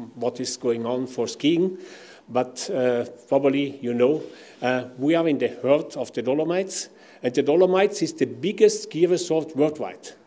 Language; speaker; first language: English; non-native, fluent; German